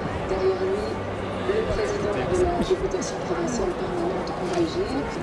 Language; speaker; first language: French; native; French